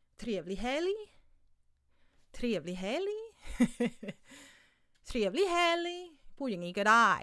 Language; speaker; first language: Swedish; non-native, fluent; Thai